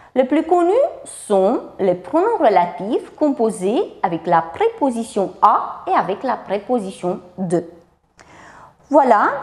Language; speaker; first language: French; non-native, fluent; Romanian